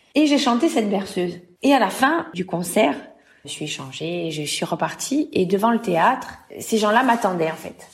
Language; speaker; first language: French; native; French